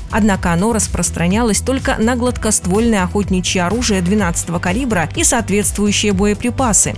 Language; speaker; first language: Russian; native; Russian